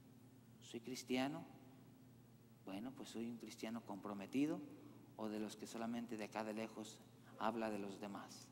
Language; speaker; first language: Spanish; native; Spanish